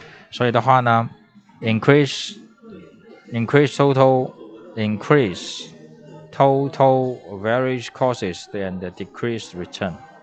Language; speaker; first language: English; non-native, learner; Chinese